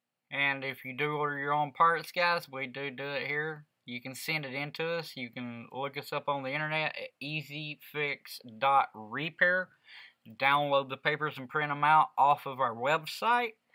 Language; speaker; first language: English; early bilingual, other home language; Spanish